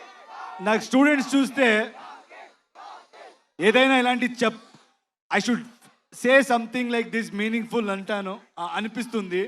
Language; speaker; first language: Telugu; non-native, learner; Kannada